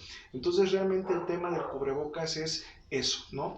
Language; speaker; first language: Spanish; native; Spanish